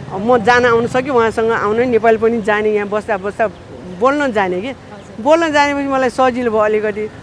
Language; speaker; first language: Nepali; non-native, local second language; Newari